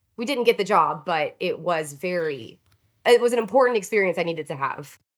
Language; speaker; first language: English; native; English